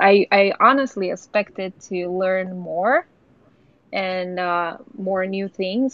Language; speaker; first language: English; non-native, fluent; Romanian